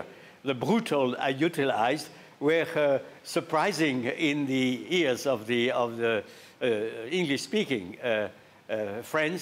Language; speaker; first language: English; non-native, fluent; French